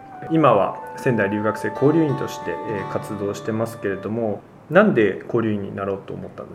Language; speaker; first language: Japanese; native; Japanese